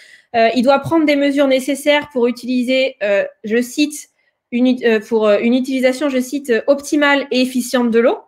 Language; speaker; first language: French; native; French